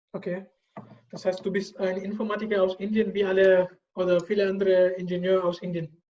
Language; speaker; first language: German; non-native, learner; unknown